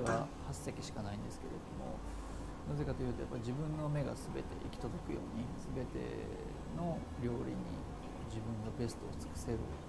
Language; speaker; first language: Japanese; native; Japanese